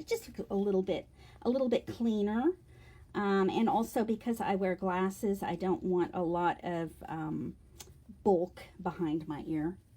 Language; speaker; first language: English; native; English